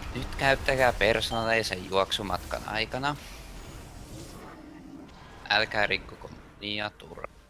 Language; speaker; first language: Finnish; native; Finnish